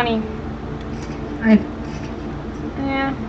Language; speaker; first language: English; native; English